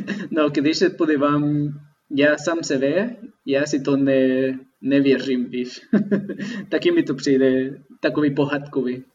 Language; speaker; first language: Czech; non-native, fluent; Spanish